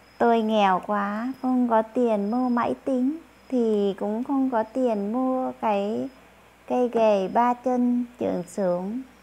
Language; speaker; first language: Vietnamese; non-native, local second language; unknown